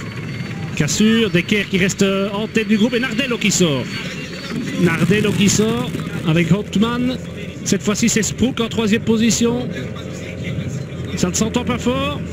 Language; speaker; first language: French; native; French